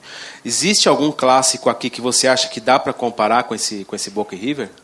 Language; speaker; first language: Portuguese; native; Portuguese